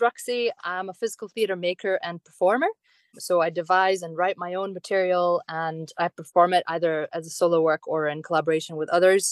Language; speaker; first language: English; non-native, fluent; Romanian